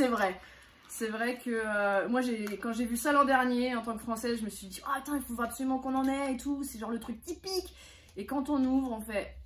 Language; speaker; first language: French; native; French